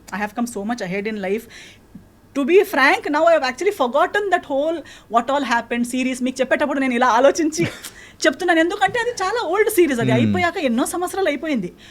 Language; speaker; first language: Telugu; non-native, fluent; Konkani